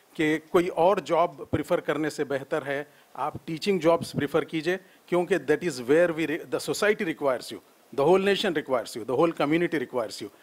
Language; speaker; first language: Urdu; native; Urdu